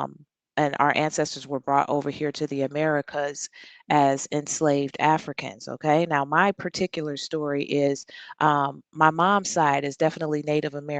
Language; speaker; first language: English; native; English